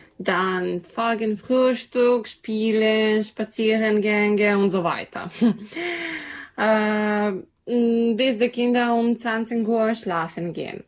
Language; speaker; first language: German; non-native, learner; Serbian